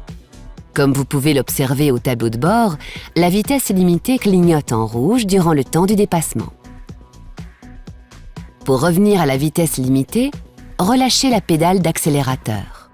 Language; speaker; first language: French; native; French